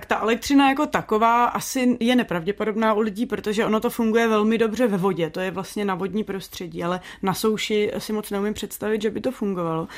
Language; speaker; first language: Czech; native; Czech